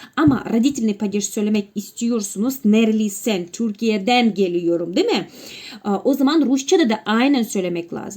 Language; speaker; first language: Turkish; non-native, fluent; Russian